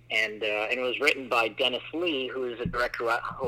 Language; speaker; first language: English; native; English